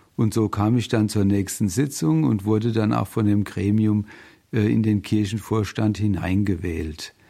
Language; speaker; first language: German; native; German